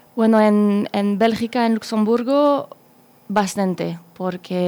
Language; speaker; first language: Spanish; non-native, fluent; French